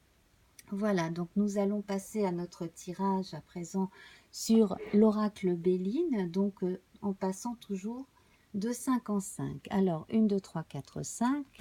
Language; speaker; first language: French; native; French